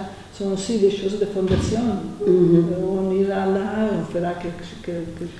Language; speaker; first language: French; non-native, fluent; Italian